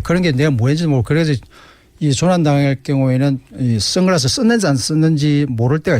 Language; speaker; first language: Korean; native; Korean